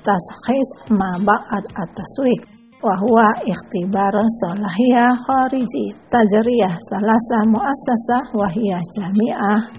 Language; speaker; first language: Arabic; non-native, fluent; Indonesian